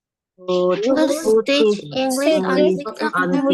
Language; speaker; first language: English; non-native, learner; Indonesian